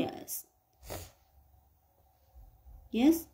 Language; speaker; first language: English; non-native, learner; Vietnamese